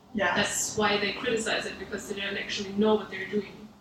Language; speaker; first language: English; non-native, fluent; German